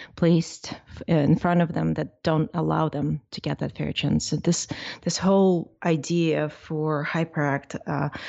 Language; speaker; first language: English; non-native, fluent; Russian